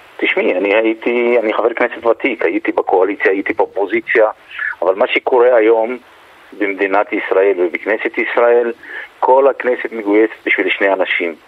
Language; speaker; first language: Hebrew; non-native, local second language; Arabic